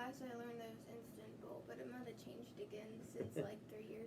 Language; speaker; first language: English; native; English